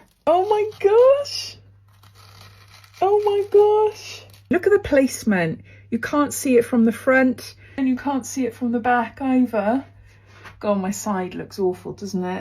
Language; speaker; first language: English; native; English